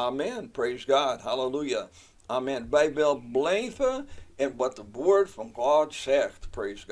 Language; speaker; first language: Dutch; non-native, fluent; English